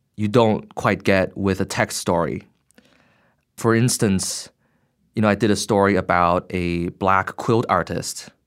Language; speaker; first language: English; non-native, fluent; Chinese